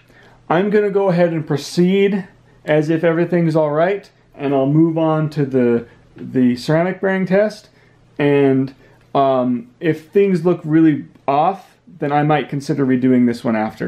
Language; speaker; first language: English; native; English